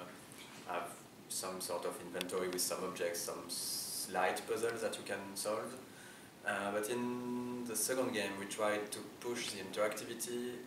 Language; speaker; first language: English; non-native, fluent; French